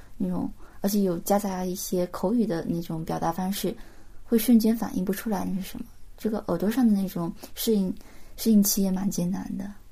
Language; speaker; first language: Chinese; native; Chinese